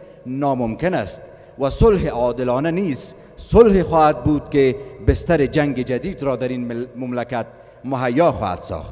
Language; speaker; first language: Persian; native; Persian